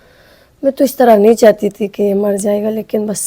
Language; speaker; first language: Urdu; non-native, local second language; Pashto